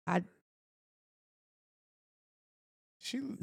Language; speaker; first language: English; native; English